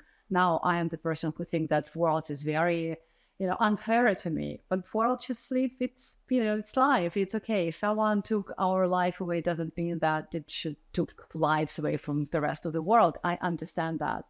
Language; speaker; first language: English; non-native, fluent; Ukrainian